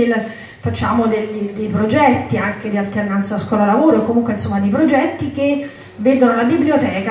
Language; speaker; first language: Italian; native; Italian